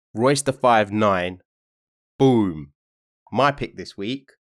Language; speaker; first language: English; native; English